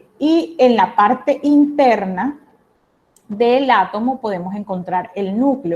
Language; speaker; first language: Spanish; native; Spanish